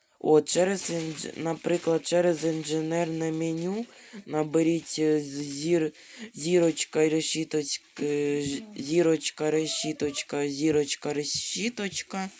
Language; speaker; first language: Ukrainian; non-native, local second language; Russian